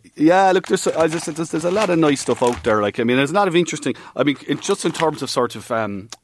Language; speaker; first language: English; native; English